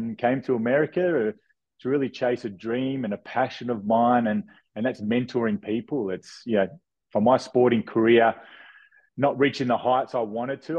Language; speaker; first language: English; native; English